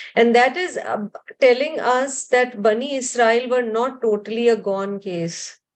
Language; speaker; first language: English; non-native, local second language; Urdu